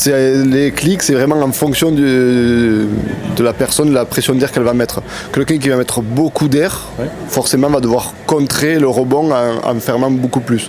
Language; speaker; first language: French; native; French